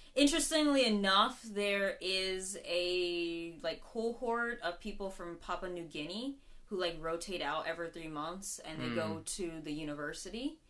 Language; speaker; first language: English; native; English